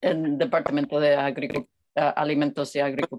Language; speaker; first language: Spanish; non-native, fluent; English